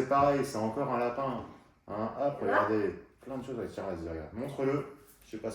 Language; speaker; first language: French; native; French